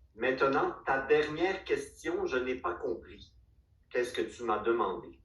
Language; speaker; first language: French; native; French